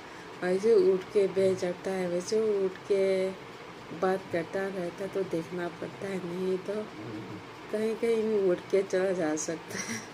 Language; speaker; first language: Hindi; non-native, local second language; Bangla